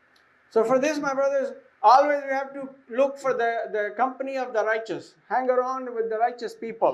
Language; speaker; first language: English; non-native, fluent; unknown